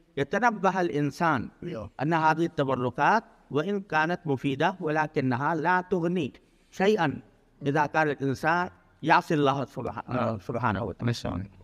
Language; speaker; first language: Arabic; non-native, fluent; Urdu